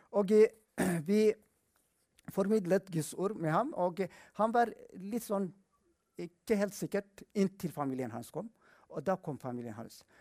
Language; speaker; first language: Norwegian; non-native, fluent; Amharic